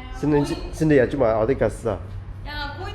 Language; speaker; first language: Korean; non-native, fluent; Vietnamese